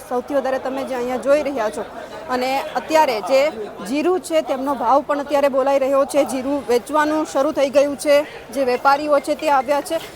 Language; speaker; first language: Gujarati; native; Gujarati